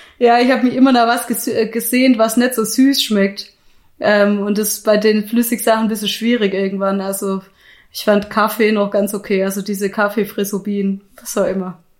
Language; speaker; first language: German; native; German